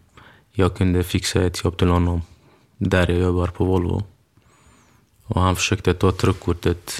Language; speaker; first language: Swedish; early bilingual, other home language; Kurdish